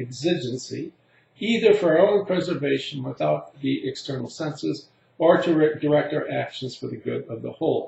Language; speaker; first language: English; native; English